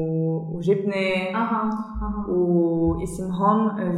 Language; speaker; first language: Arabic; non-native, learner; German